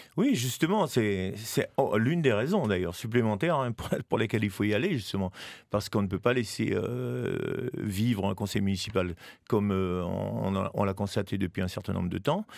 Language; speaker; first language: French; native; French